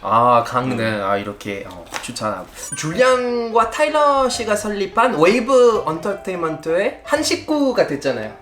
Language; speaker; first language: Korean; non-native, fluent; French